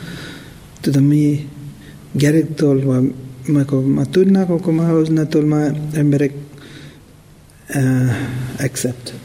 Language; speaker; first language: Hungarian; non-native, learner; Tibetan